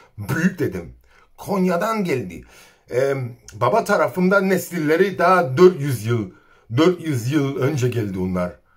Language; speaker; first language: Turkish; native; Turkish